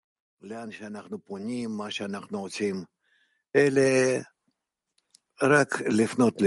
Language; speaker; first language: Hebrew; non-native, fluent; Russian